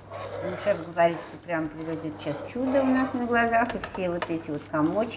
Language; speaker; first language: Russian; native; Russian